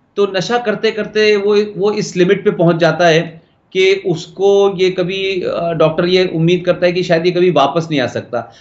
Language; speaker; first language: Hindi; native; Hindi